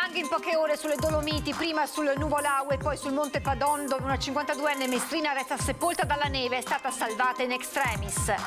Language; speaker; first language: Italian; native; Italian